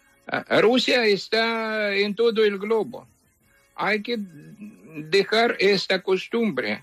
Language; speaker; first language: Spanish; non-native, fluent; Ukrainian